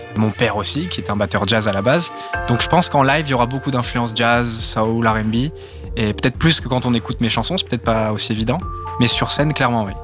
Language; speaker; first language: French; early bilingual, other home language; Serbian